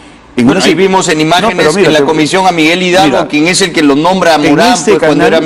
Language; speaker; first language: Spanish; native; Spanish